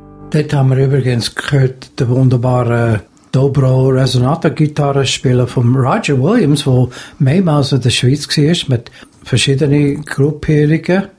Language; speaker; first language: German; native; German